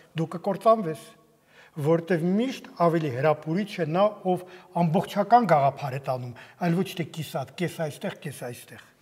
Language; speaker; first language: Armenian; native; Armenian